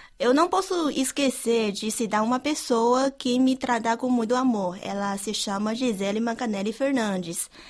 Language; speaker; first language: Portuguese; non-native, fluent; Chinese